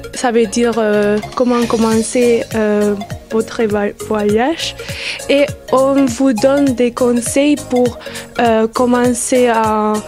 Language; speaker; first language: French; non-native, learner; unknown